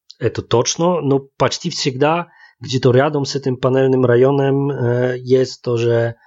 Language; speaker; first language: Polish; non-native, learner; Russian